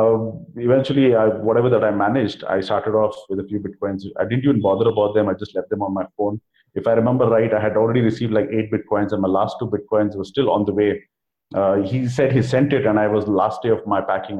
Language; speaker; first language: English; non-native, local second language; Kannada